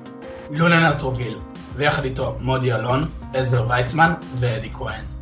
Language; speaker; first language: Hebrew; native; Hebrew